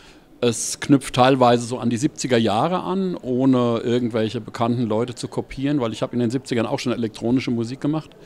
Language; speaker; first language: German; native; German